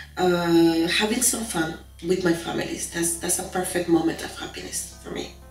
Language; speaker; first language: English; non-native, fluent; Spanish